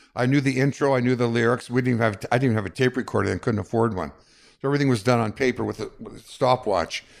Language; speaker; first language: English; native; English